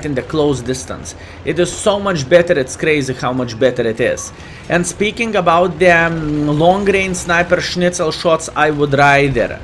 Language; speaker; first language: English; non-native, fluent; Lithuanian